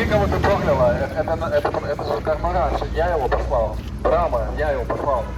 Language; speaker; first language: Russian; native; Russian